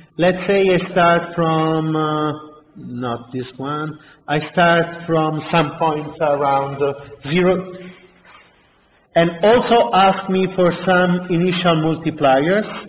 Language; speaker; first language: English; non-native, fluent; Italian